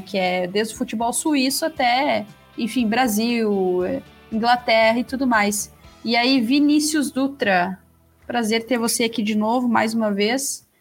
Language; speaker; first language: Portuguese; native; Portuguese